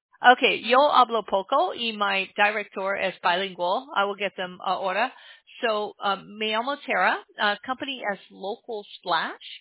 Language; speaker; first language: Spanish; non-native, learner; English